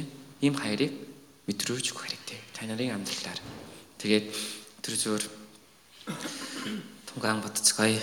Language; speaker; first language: Mongolian; non-native, learner; Korean